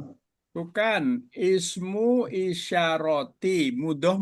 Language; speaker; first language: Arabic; non-native, fluent; Indonesian